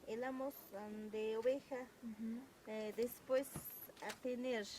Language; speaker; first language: Spanish; non-native, local second language; Quechua